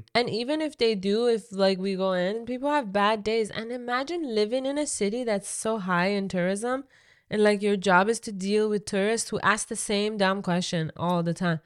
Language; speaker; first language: English; non-native, fluent; Persian